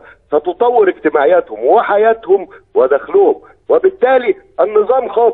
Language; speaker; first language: Arabic; native; Arabic